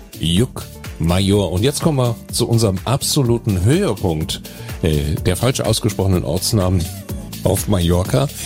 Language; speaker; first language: German; native; German